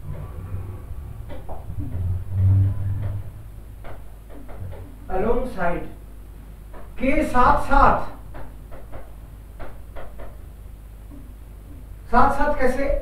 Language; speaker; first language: Hindi; native; Hindi